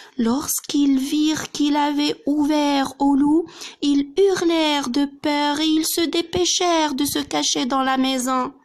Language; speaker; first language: French; non-native, local second language; Arabic